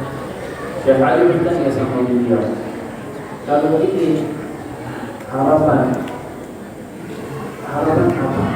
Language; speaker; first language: Indonesian; non-native, learner; Arabic